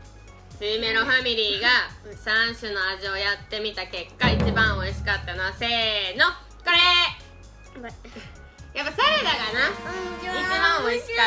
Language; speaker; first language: Japanese; native; Japanese